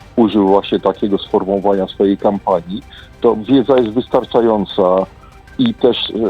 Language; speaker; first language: Polish; native; Polish